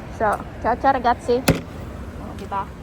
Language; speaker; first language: Italian; non-native, learner; Filipino